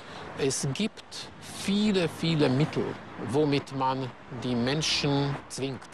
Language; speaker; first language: German; non-native, fluent; Hungarian